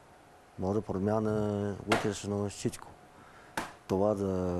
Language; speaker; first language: Bulgarian; non-native, learner; Chinese